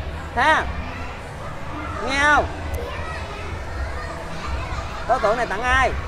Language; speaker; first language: Vietnamese; native; Vietnamese